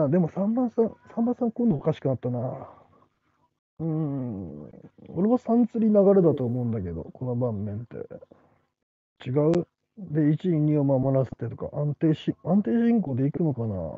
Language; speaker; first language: Japanese; native; Japanese